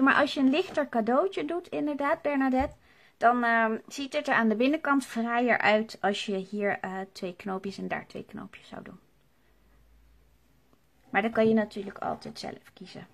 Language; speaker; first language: Dutch; native; Dutch